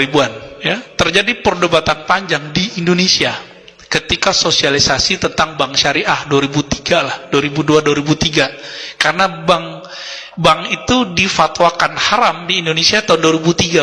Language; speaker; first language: Indonesian; native; Indonesian